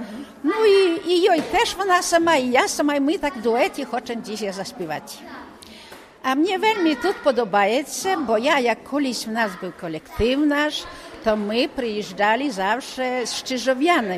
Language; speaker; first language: Ukrainian; native; Ukrainian